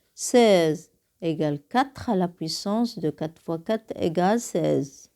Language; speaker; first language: French; non-native, local second language; Arabic